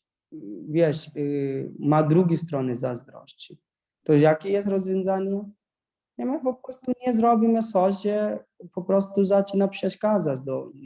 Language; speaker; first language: Polish; non-native, learner; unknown